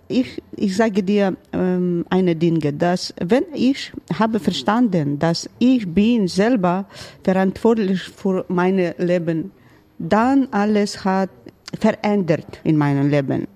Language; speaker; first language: German; non-native, learner; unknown